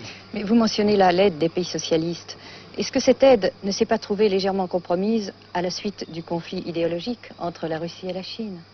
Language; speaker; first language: French; native; French